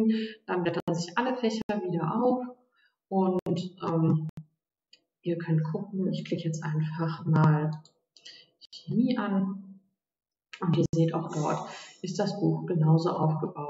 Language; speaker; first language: German; native; German